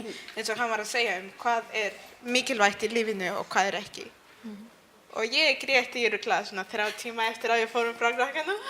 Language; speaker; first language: Icelandic; early bilingual, other home language; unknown